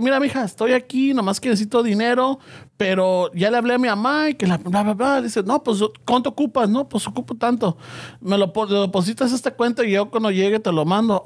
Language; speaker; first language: Spanish; early bilingual, heritage; Spanish